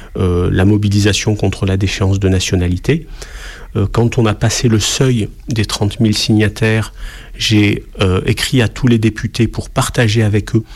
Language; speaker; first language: French; native; French